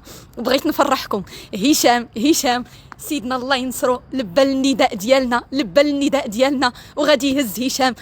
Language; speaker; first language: Arabic; native; Arabic